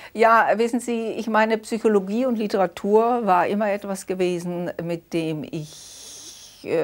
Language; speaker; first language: German; early bilingual, other home language; Danish